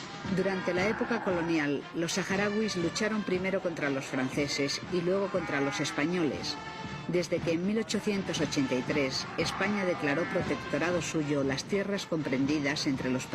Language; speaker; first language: Spanish; native; Spanish